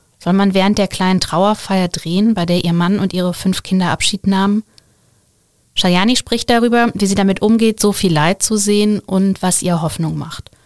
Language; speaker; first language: German; native; German